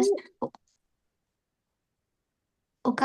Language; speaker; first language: Japanese; non-native, learner; Burmese